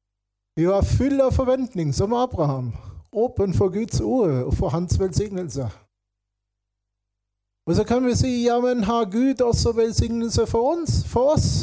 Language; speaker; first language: Norwegian; non-native, fluent; German